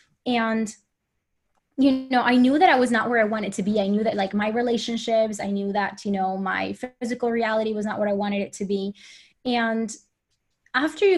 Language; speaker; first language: English; non-native, fluent; Spanish